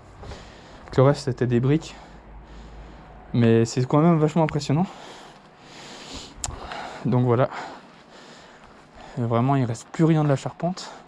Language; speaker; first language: French; native; French